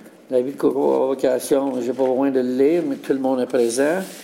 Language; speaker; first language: French; native; French